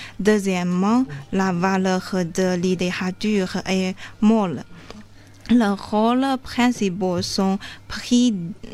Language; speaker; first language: French; non-native, learner; Chinese